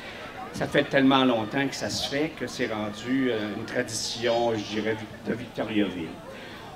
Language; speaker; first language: French; native; French